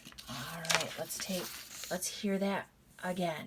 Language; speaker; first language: English; native; English